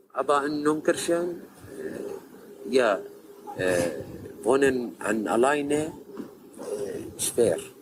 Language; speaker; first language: German; non-native, learner; Arabic